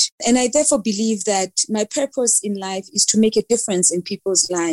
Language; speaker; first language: English; non-native, local second language; Xhosa